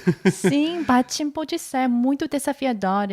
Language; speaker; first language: Portuguese; non-native, learner; Korean